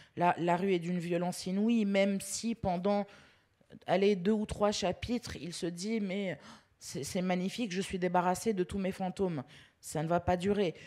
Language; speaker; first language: French; early bilingual, other home language; Arabic